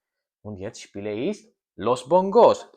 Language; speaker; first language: German; non-native, learner; Spanish